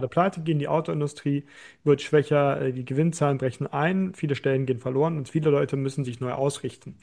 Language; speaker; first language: German; native; German